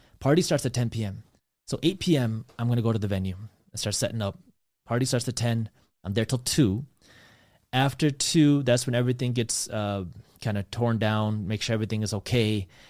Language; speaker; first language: English; early bilingual, other home language; Punjabi